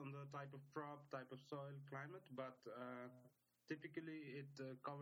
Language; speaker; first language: English; non-native, local second language; Nepali